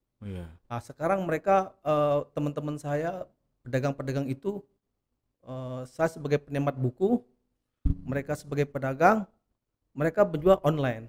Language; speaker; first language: Indonesian; native; Indonesian